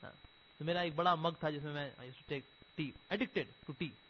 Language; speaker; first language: Hindi; native; Hindi